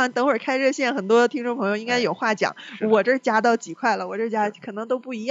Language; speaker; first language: Chinese; native; Chinese